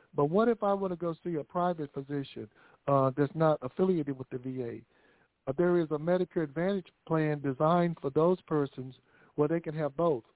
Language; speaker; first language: English; native; English